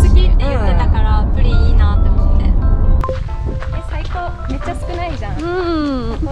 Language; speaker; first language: Japanese; native; Japanese